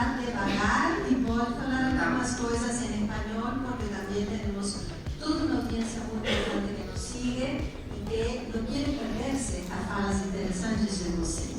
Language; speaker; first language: Portuguese; non-native, fluent; Spanish